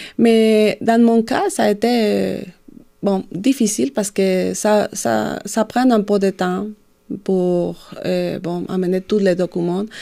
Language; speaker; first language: French; non-native, fluent; Spanish